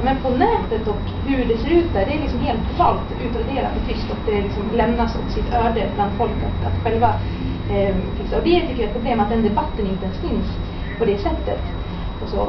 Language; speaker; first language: Swedish; native; Swedish